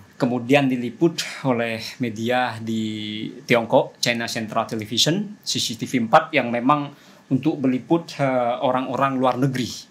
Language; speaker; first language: Indonesian; non-native, local second language; Madurese